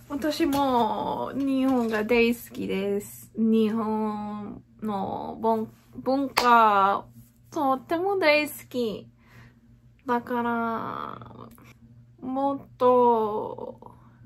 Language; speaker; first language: Japanese; non-native, learner; English